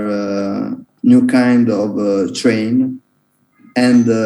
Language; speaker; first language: English; non-native, learner; Italian